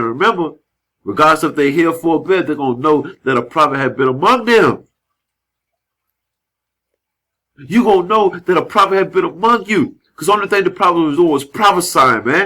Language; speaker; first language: English; native; English